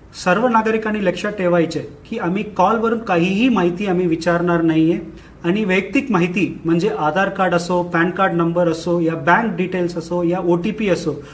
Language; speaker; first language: Marathi; non-native, local second language; Tamil